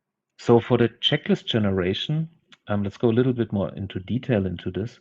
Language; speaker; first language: English; non-native, fluent; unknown